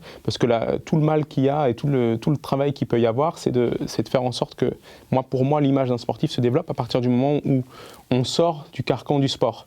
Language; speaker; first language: French; native; French